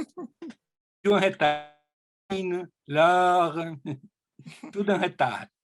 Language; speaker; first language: French; non-native, learner; Portuguese